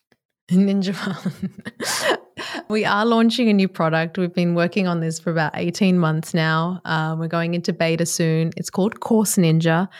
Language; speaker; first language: English; native; English